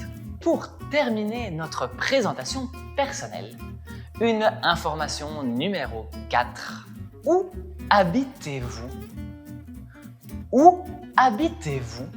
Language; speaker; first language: French; non-native, fluent; Spanish